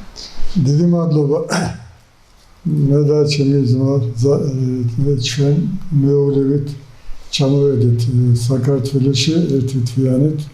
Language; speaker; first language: Georgian; early bilingual, heritage; Georgian